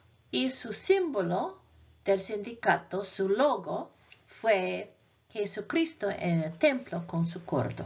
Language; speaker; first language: Spanish; non-native, fluent; English